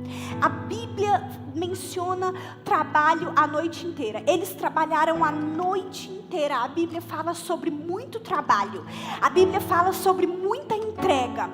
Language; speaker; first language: Portuguese; native; Portuguese